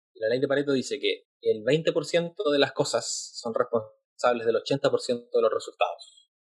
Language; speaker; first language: Spanish; native; Spanish